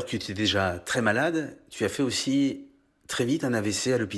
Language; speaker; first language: French; native; French